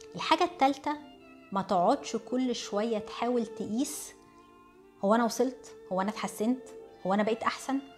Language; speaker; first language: Arabic; early bilingual, heritage; Arabic